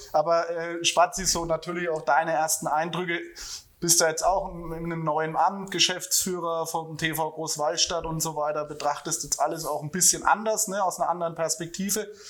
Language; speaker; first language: German; native; German